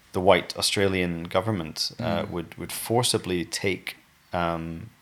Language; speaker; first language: English; native; English